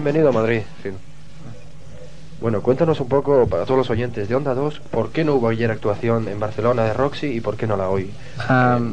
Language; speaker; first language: Spanish; native; Spanish